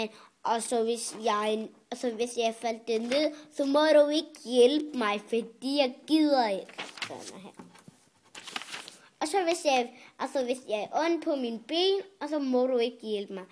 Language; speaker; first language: Danish; early bilingual, other home language; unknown